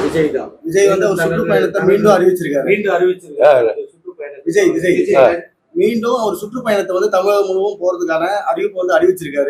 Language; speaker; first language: Tamil; native; Tamil